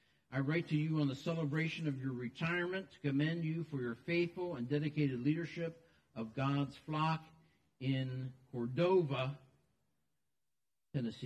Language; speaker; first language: English; native; English